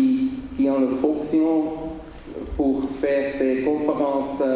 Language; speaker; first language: French; non-native, local second language; Swiss German